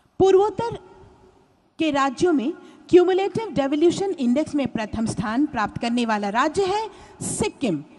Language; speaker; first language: Hindi; native; Hindi